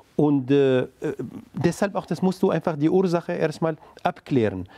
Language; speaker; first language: German; non-native, fluent; Arabic